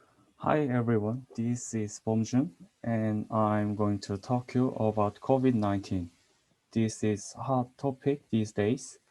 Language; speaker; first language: English; non-native, learner; Korean